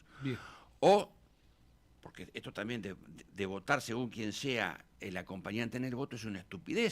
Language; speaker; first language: Spanish; native; Spanish